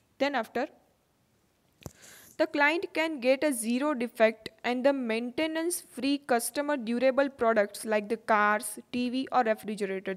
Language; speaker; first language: English; non-native, local second language; Gujarati